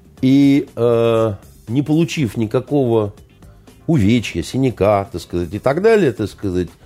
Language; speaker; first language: Russian; native; Russian